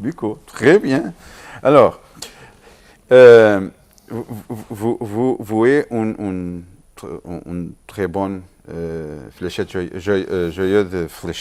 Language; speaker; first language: French; non-native, learner; Portuguese